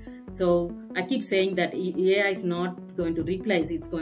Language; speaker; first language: English; non-native, local second language; Tamil